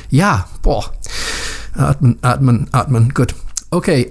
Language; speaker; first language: German; non-native, learner; English